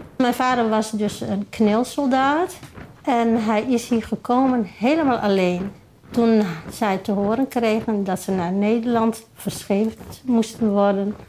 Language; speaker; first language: Dutch; native; Dutch